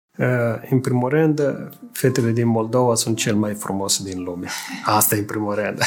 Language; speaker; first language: Romanian; non-native, fluent; Italian